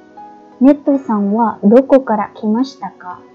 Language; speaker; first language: Japanese; non-native, fluent; Khmer